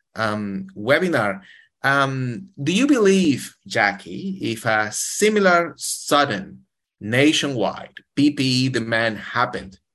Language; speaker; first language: English; non-native, fluent; Spanish